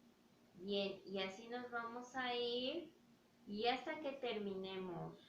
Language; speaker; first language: Spanish; native; Spanish